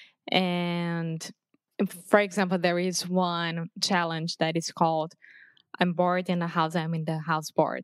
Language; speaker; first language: English; non-native, fluent; Portuguese